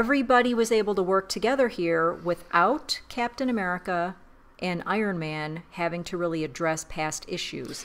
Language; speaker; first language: English; native; English